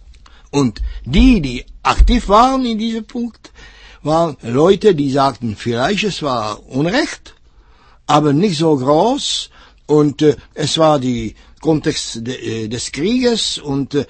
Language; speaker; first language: German; non-native, fluent; Czech